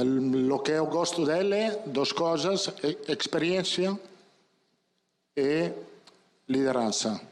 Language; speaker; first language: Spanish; non-native, fluent; Italian